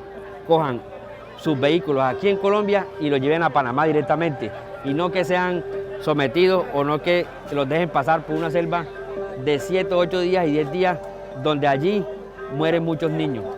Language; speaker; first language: Spanish; native; Spanish